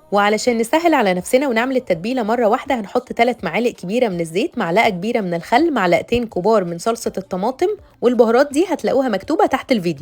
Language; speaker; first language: Arabic; native; Arabic